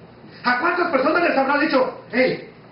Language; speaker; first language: Spanish; native; Spanish